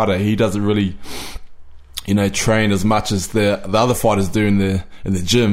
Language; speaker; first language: English; native; English